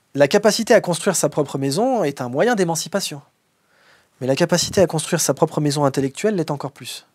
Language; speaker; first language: French; native; French